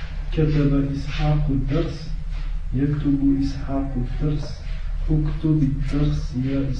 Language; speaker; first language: Arabic; non-native, learner; French